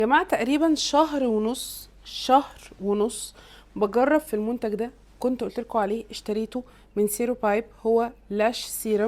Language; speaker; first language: Arabic; native; Arabic